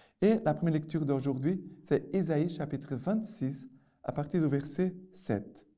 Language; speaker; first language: French; non-native, fluent; Portuguese